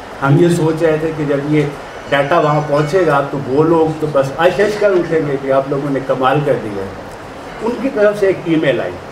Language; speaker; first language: Urdu; non-native, local second language; Punjabi